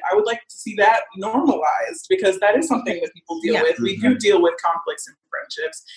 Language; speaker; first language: English; native; English